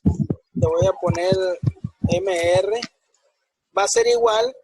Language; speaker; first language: Spanish; native; Spanish